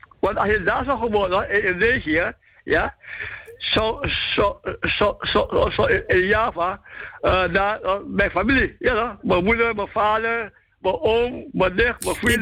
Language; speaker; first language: Dutch; non-native, local second language; Javanese